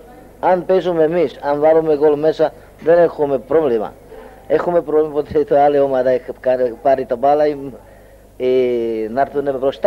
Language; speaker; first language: Greek; non-native, learner; Hungarian